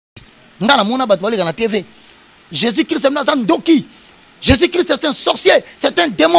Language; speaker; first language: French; non-native, local second language; Lingala